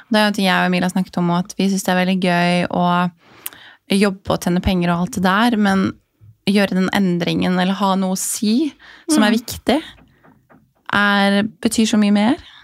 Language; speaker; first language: Norwegian; native; Norwegian